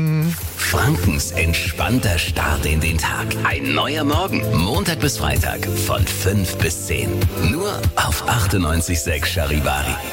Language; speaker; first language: German; native; German